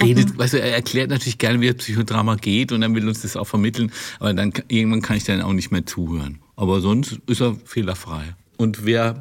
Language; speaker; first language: German; native; German